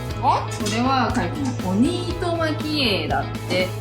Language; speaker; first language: Japanese; native; Japanese